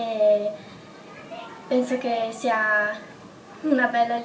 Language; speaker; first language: Italian; early bilingual, heritage; Italian